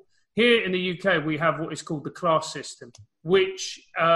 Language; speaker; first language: English; native; English